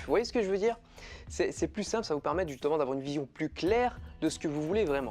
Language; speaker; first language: French; native; French